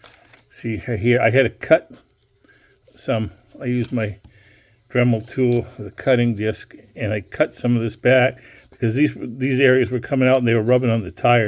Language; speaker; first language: English; native; English